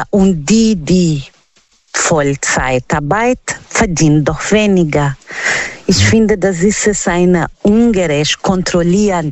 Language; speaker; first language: German; non-native, learner; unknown